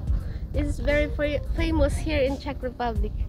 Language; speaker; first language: English; non-native, local second language; Filipino